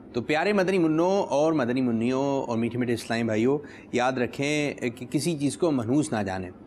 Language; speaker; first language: Urdu; native; Urdu